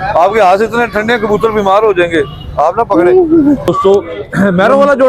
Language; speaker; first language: Hindi; non-native, local second language; Punjabi